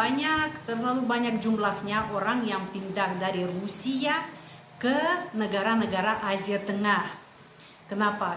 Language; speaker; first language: Indonesian; non-native, fluent; Russian